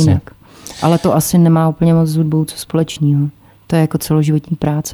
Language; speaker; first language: Czech; native; Czech